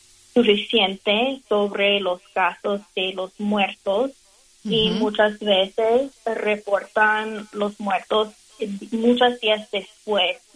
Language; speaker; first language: Spanish; non-native, learner; English